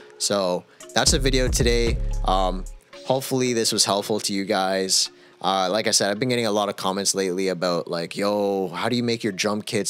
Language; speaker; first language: English; native; English